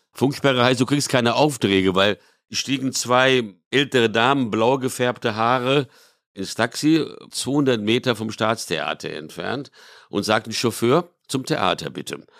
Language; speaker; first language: German; early bilingual, other home language; Hungarian